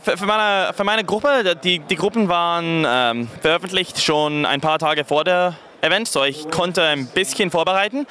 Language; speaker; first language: German; non-native, fluent; English